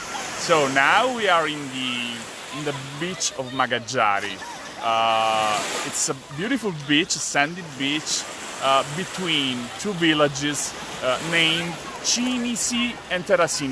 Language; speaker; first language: English; non-native, fluent; Italian